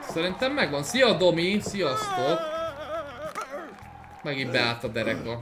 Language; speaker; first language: Hungarian; native; Hungarian